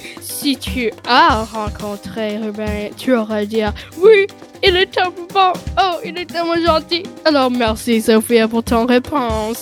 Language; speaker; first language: French; non-native, local second language; English